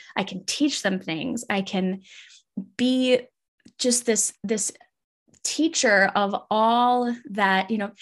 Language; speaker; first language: English; native; English